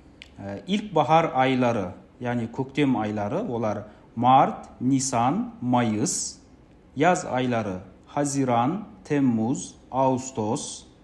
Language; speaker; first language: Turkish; non-native, fluent; Kazakh